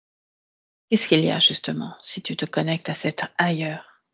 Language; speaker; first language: French; native; French